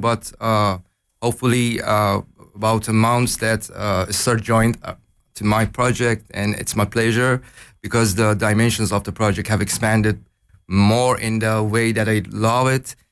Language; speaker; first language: English; non-native, learner; Persian